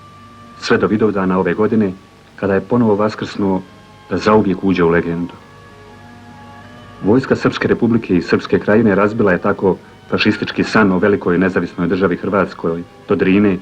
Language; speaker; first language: Bosnian; native; Bosnian